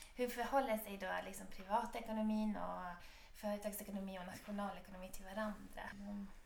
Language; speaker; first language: Swedish; native; Swedish